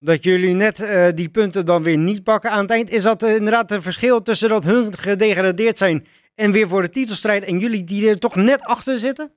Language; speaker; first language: Dutch; native; Dutch